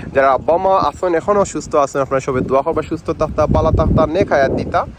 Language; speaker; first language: Bangla; native; Bangla